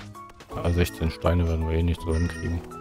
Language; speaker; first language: German; native; German